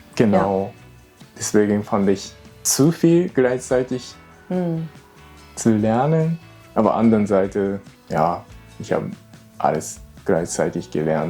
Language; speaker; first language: German; non-native, learner; Japanese